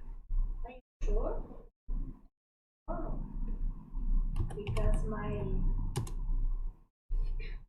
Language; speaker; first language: English; non-native, learner; Portuguese